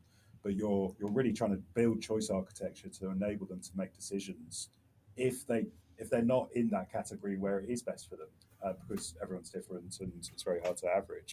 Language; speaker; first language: English; native; English